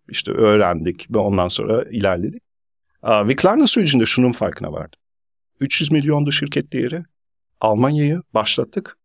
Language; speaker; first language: Turkish; early bilingual, heritage; Turkish